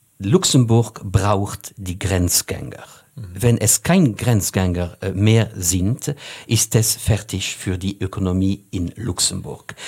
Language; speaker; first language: German; non-native, fluent; French